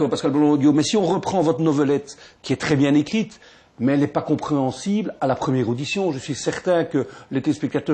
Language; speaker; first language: French; native; French